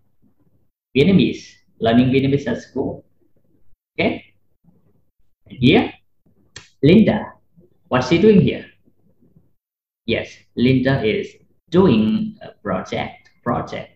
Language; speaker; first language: English; non-native, fluent; Vietnamese